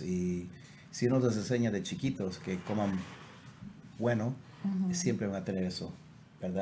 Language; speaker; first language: Spanish; native; Spanish